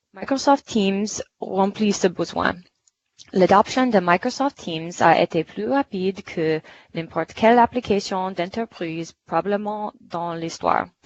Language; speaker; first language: French; non-native, fluent; English